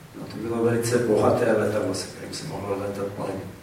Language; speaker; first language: Czech; native; Czech